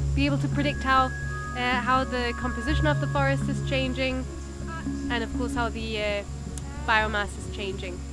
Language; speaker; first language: English; non-native, fluent; Dutch